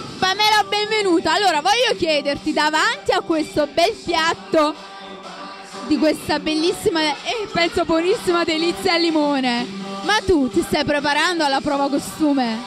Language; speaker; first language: Italian; native; Italian